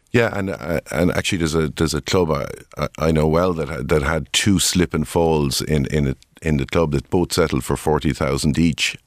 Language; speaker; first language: English; native; English